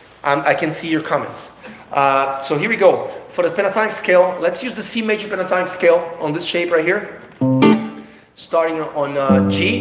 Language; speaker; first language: English; non-native, fluent; Portuguese